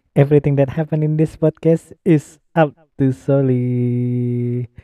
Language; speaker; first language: English; non-native, learner; Indonesian